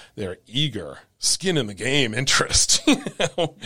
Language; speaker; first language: English; native; English